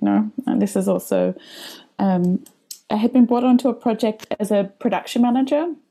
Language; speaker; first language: English; native; English